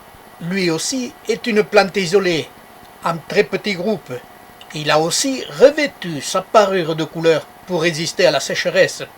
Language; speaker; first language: French; native; French